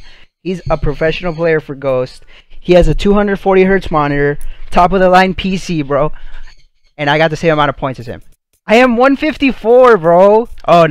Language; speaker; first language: English; native; English